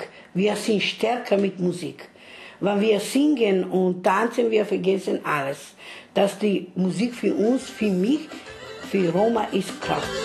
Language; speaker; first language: German; non-native, learner; Romany